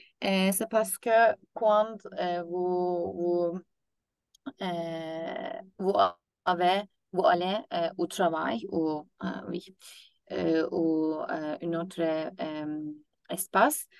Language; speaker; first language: French; non-native, learner; Turkish